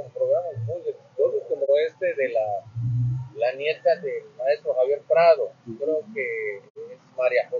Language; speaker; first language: Spanish; native; Spanish